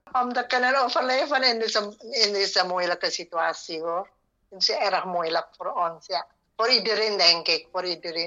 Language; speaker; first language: Dutch; non-native, learner; Indonesian